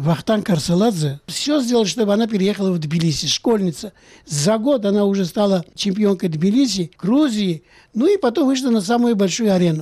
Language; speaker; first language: Russian; non-native, local second language; Georgian